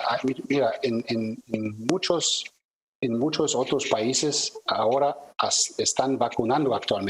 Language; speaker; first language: Spanish; non-native, fluent; German